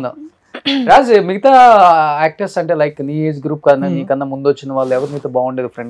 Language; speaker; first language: Telugu; native; Telugu